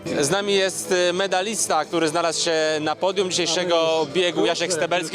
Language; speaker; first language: Polish; native; Polish